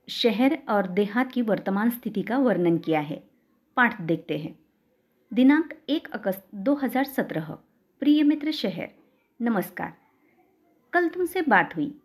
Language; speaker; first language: Hindi; non-native, local second language; Marathi